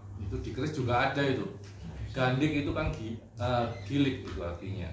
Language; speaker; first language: Indonesian; native; Indonesian